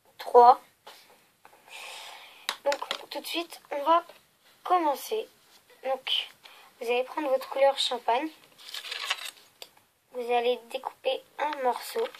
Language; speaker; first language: French; native; French